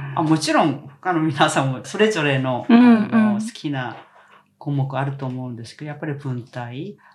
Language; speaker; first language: Japanese; non-native, fluent; Korean